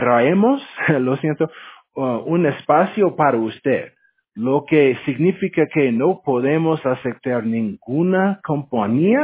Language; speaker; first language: Spanish; non-native, fluent; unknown